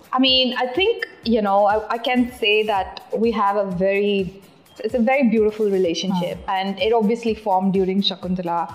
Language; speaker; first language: English; non-native, local second language; Tamil